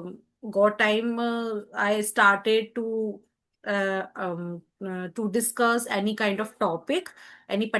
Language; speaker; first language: English; non-native, learner; Hindi